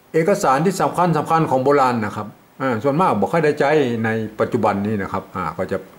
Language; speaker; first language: Thai; native; Thai